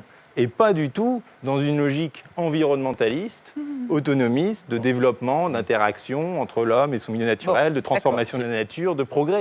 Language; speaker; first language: French; native; French